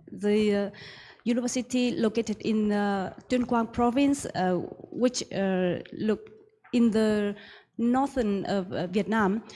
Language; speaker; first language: English; non-native, learner; Vietnamese